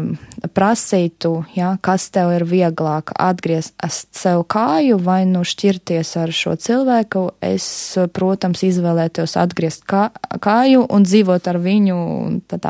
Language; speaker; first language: Latvian; non-native, local second language; Russian